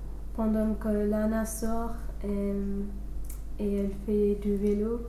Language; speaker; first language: French; non-native, learner; English